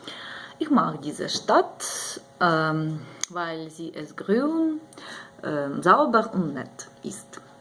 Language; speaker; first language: German; non-native, learner; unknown